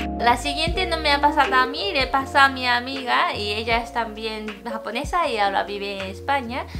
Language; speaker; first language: Spanish; non-native, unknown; Japanese